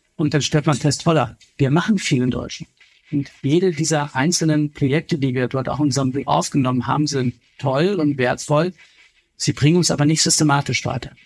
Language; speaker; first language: German; native; German